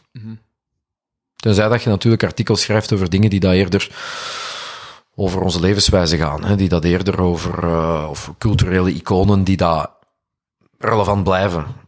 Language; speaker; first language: Dutch; native; Dutch